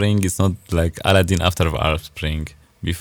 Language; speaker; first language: English; non-native, fluent; Arabic